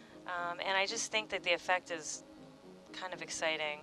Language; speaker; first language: English; native; English